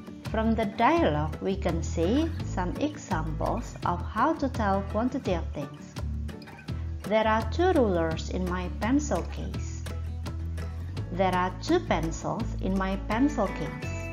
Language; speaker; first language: English; non-native, fluent; Indonesian